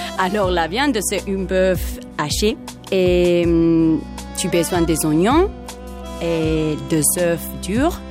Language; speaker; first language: French; non-native, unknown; Spanish